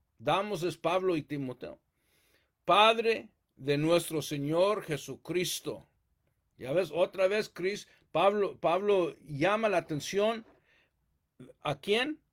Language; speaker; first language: Spanish; early bilingual, heritage; Spanish